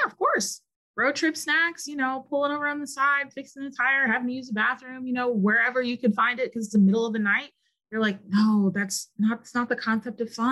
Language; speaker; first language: English; native; English